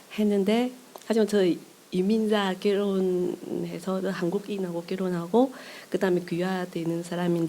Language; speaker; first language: Korean; non-native, learner; Vietnamese